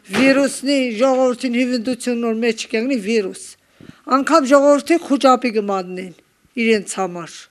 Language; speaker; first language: Armenian; native; Armenian